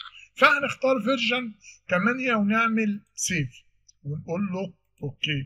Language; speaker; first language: Arabic; native; Arabic